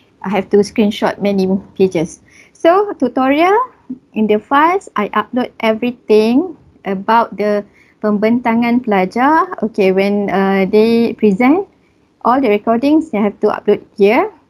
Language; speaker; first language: English; non-native, local second language; Malay